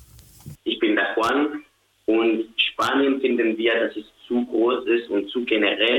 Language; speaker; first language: German; non-native, fluent; Spanish